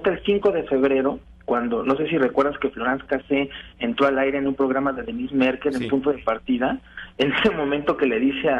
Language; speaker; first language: Spanish; native; Spanish